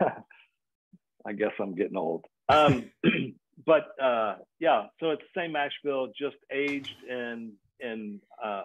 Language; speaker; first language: English; native; English